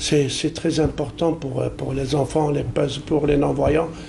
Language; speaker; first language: French; non-native, local second language; Arabic